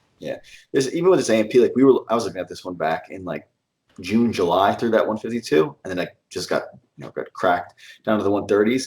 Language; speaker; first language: English; native; English